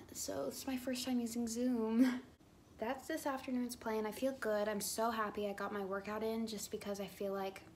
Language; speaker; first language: English; native; English